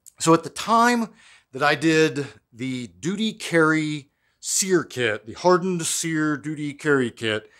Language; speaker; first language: English; native; English